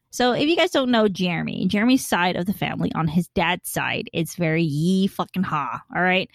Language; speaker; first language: English; early bilingual, other home language; Khmer